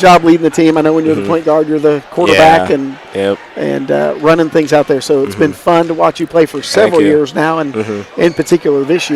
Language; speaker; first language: English; native; English